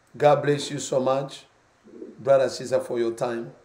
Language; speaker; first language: English; non-native, fluent; Lingala